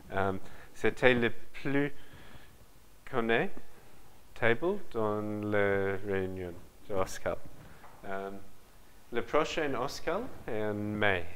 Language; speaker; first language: French; non-native, learner; English